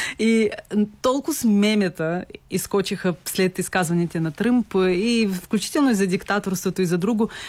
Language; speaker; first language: Bulgarian; early bilingual, heritage; Bulgarian